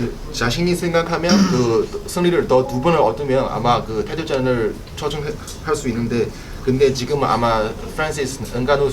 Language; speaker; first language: Korean; non-native, learner; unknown